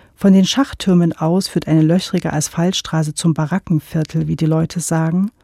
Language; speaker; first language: German; native; German